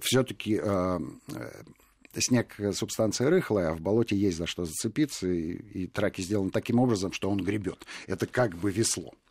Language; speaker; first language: Russian; native; Russian